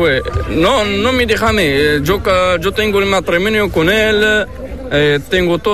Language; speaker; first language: Spanish; non-native, learner; Arabic